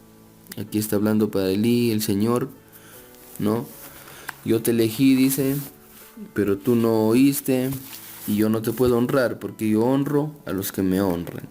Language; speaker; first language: Spanish; native; Spanish